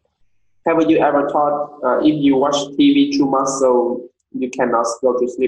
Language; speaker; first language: English; non-native, learner; Vietnamese